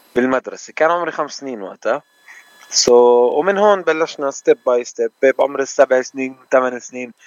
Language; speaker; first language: Arabic; native; Arabic